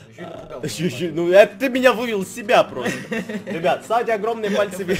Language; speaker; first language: Russian; native; Russian